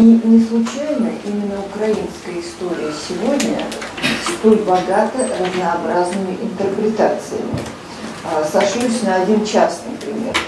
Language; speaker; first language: Russian; native; Russian